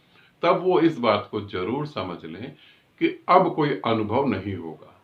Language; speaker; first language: Hindi; native; Hindi